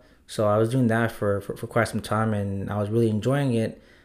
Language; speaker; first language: English; native; English